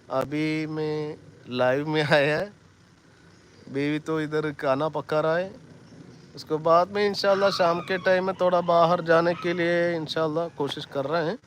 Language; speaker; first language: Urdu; non-native, learner; Malayalam